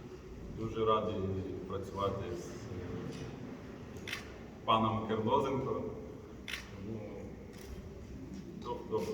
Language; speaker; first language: Ukrainian; non-native, local second language; Russian